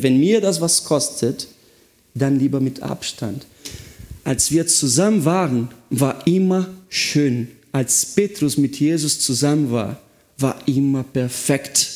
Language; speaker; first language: German; non-native, fluent; Portuguese